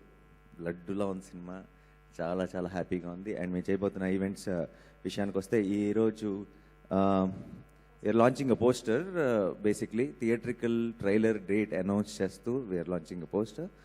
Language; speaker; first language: Telugu; native; Telugu